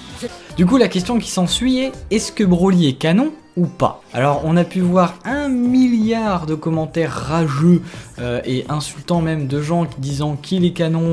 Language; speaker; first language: French; native; French